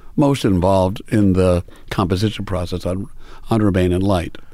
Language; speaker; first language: English; native; English